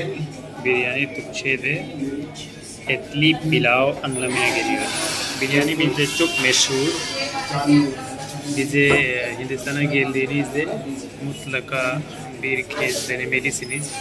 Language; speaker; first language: Turkish; non-native, fluent; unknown